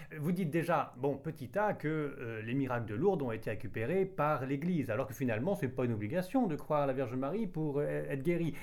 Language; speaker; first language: French; native; French